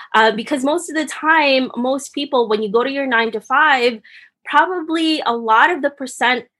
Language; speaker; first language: English; early bilingual, other home language; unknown